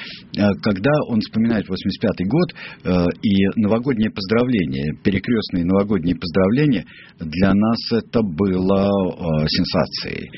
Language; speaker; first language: Russian; native; Russian